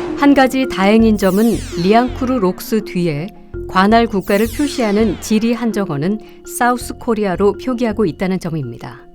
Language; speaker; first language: Korean; native; Korean